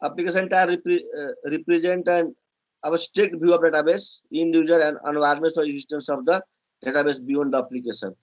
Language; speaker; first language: English; non-native, local second language; Nepali